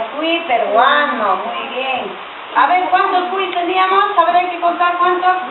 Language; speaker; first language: Spanish; native; Spanish